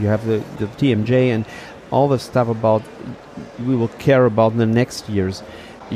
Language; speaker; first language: English; non-native, fluent; German